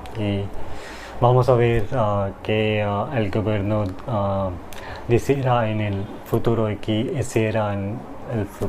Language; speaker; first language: Spanish; non-native, learner; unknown